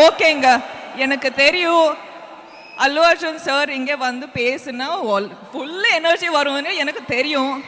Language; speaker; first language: Tamil; non-native, fluent; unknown